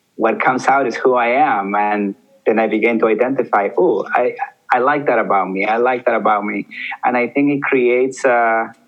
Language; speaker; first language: English; early bilingual, other home language; Spanish